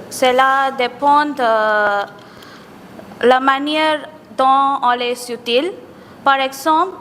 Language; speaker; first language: French; non-native, learner; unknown